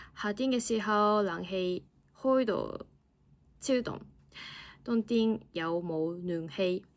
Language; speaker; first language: Cantonese; non-native, fluent; Japanese